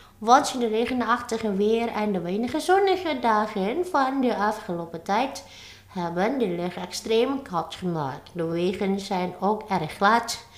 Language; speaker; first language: Dutch; non-native, fluent; Indonesian